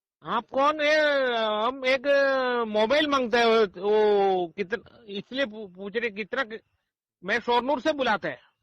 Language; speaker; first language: Hindi; non-native, local second language; Malayalam